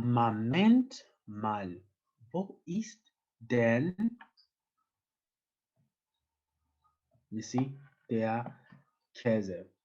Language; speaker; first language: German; non-native, fluent; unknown